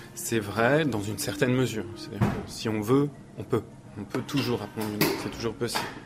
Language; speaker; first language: French; native; French